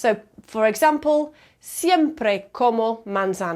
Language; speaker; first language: Spanish; non-native, fluent; English